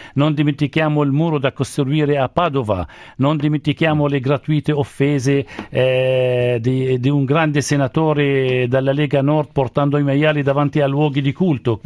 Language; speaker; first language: Italian; non-native, fluent; Arabic